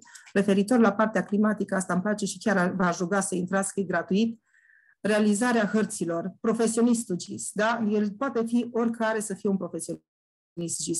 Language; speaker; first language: Romanian; native; Romanian